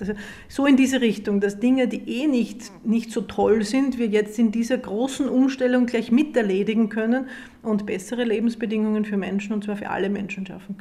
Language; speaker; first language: German; native; German